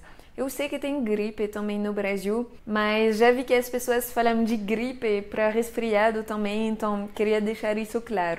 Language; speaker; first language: Portuguese; non-native, fluent; French